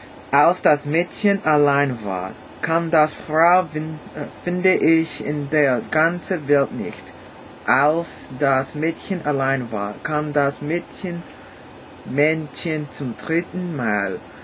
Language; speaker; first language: German; non-native, learner; English